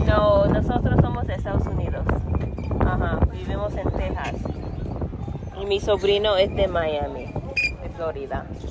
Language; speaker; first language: Spanish; early bilingual, other home language; English